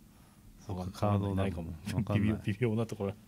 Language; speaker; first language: Japanese; native; Japanese